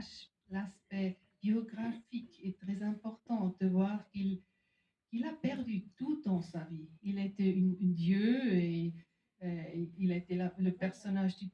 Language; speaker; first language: French; non-native, fluent; German